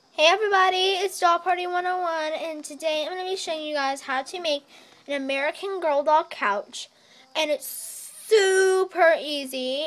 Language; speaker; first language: English; native; English